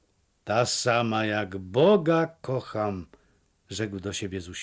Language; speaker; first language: Polish; native; Polish